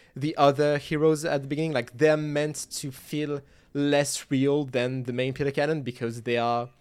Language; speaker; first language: English; non-native, fluent; French